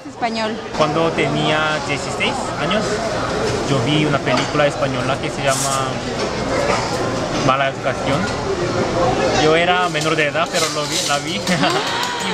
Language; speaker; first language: Spanish; non-native, fluent; Korean